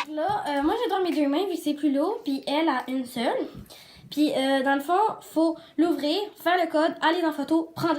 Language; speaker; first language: French; native; French